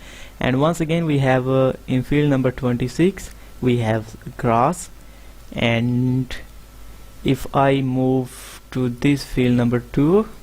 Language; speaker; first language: English; non-native, fluent; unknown